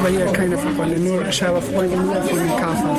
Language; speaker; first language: German; non-native, learner; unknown